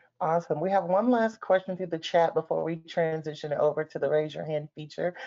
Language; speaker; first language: English; native; English